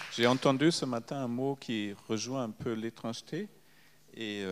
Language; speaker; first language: French; non-native, fluent; German